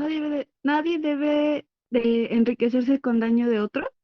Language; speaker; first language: Spanish; native; Spanish